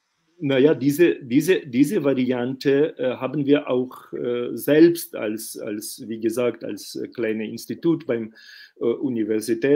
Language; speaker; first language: German; non-native, fluent; Ukrainian